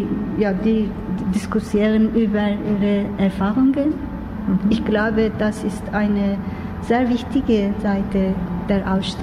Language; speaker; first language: German; non-native, learner; Turkish